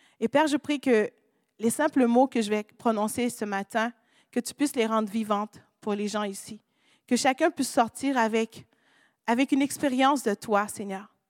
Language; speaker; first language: French; non-native, local second language; Haitian Creole